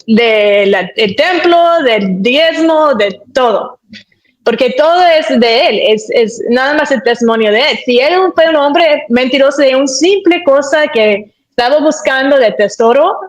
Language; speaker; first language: Spanish; early bilingual, heritage; Spanish